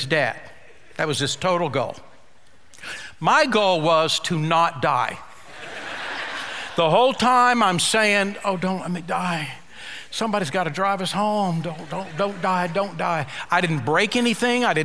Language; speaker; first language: English; native; English